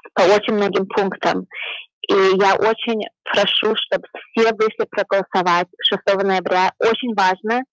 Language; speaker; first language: Russian; early bilingual, heritage; Russian